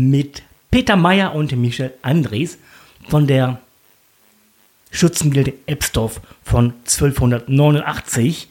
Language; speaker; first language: German; native; German